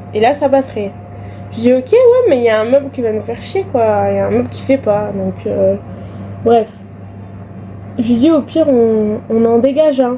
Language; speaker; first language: French; native; French